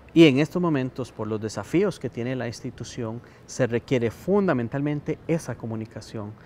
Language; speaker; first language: Spanish; native; Spanish